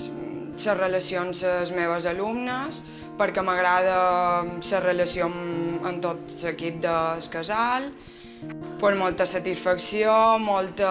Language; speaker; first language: Catalan; non-native, learner; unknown